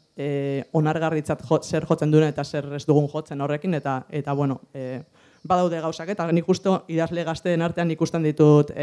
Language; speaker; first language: Basque; native; Basque